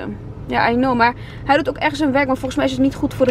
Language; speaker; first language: Dutch; native; Dutch